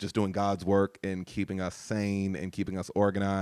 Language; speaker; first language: English; native; English